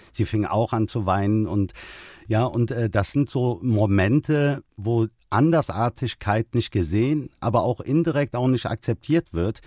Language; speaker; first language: German; early bilingual, other home language; Turkish